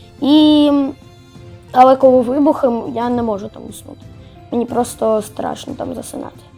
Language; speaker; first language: Ukrainian; non-native, local second language; Russian